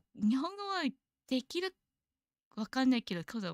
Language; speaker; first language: Japanese; non-native, learner; English